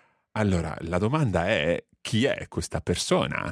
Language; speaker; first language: Italian; non-native, fluent; English